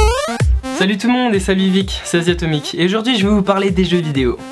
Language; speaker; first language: French; native; French